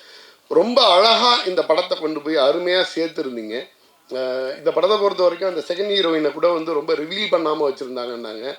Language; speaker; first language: Tamil; native; Tamil